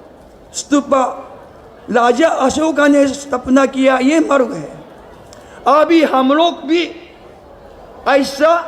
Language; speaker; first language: Hindi; non-native, learner; Japanese